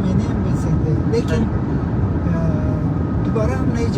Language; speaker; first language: Hindi; non-native, learner; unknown